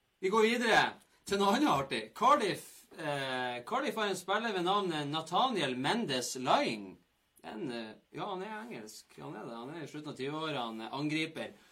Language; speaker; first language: Norwegian; native; Norwegian